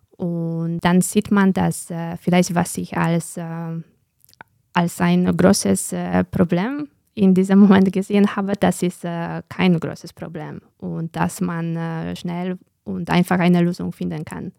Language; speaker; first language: German; non-native, fluent; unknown